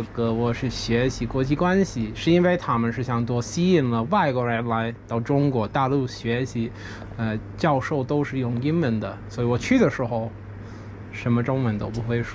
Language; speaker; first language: Chinese; non-native, fluent; English